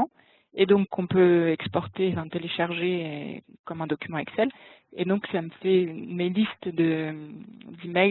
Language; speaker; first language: French; native; French